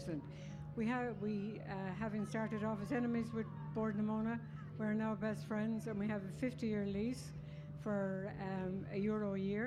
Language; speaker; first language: English; native; English